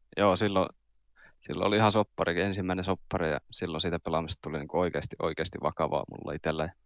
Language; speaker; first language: Finnish; native; Finnish